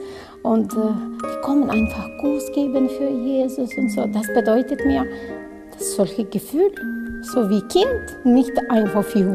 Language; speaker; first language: German; non-native, learner; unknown